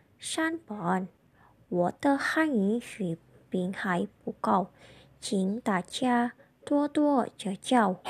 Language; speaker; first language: Chinese; non-native, learner; Indonesian